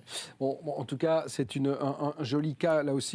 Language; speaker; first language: French; native; French